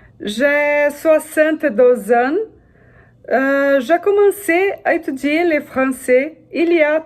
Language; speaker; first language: French; non-native, learner; Portuguese